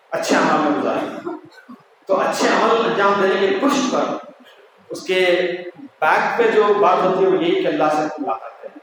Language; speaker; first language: Urdu; native; Urdu